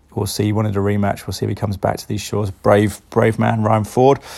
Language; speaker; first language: English; native; English